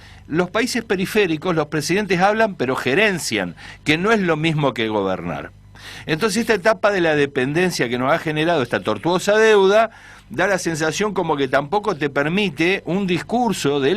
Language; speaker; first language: Spanish; native; Spanish